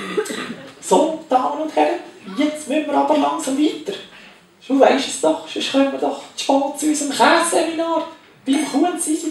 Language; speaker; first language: German; native; German